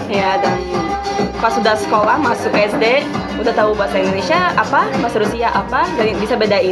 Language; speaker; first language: Indonesian; early bilingual, heritage; Russian